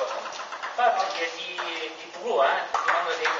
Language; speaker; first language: Dutch; non-native, learner; Chinese